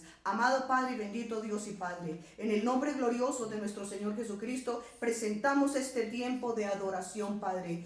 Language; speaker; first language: Spanish; native; Spanish